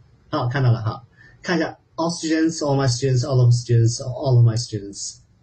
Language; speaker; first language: English; non-native, fluent; Chinese